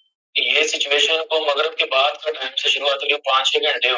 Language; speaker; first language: Urdu; native; Urdu